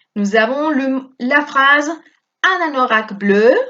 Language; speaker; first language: French; non-native, fluent; Spanish